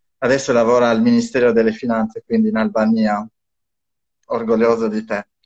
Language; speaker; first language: Italian; non-native, fluent; Albanian